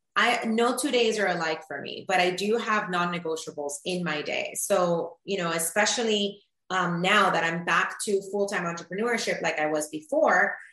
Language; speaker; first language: English; early bilingual, other home language; Spanish